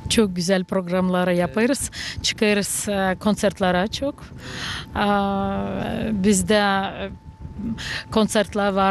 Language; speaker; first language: Turkish; non-native, learner; Gagauz